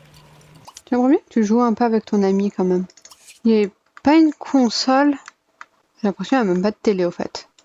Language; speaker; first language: French; native; French